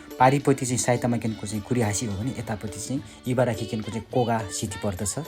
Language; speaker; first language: Nepali; native; Nepali